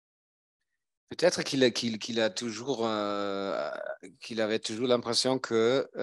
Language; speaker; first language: French; non-native, fluent; German